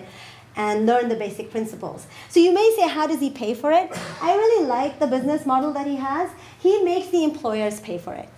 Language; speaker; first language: English; non-native, local second language; Urdu